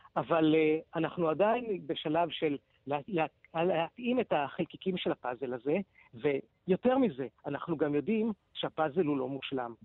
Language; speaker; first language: Hebrew; native; Hebrew